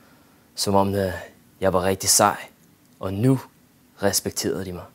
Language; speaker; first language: Danish; early bilingual, other home language; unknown